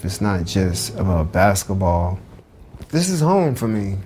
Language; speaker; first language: English; native; English